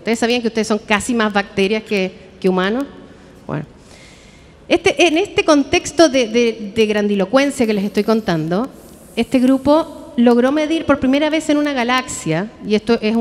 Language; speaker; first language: Spanish; native; Spanish